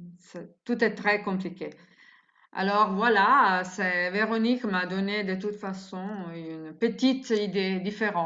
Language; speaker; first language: French; non-native, fluent; Italian